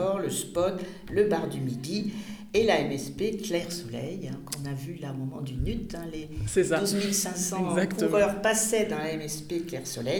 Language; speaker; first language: French; native; French